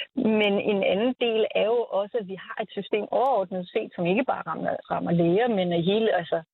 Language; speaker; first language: Danish; native; Danish